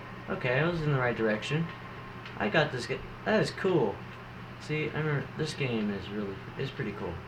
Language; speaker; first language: English; native; English